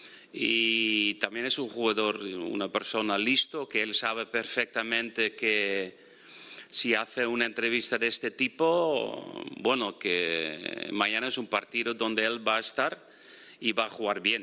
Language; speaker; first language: Spanish; non-native, fluent; Dutch